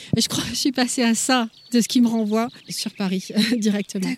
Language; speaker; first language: French; native; French